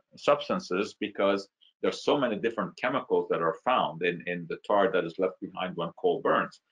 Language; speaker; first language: English; non-native, fluent; Hungarian